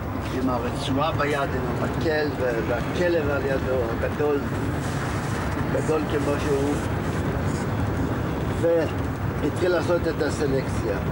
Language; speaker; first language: Hebrew; non-native, fluent; Yiddish